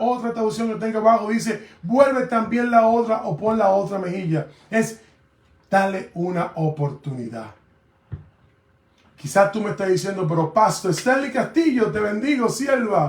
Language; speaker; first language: Spanish; native; Spanish